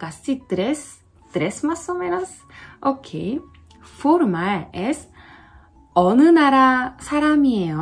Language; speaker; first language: Spanish; non-native, learner; Korean